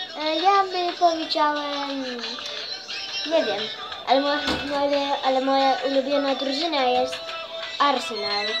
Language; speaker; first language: Polish; early bilingual, heritage; Polish